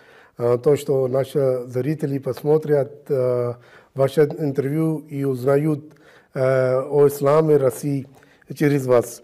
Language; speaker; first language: Russian; non-native, fluent; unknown